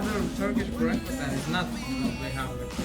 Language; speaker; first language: English; non-native, learner; Turkish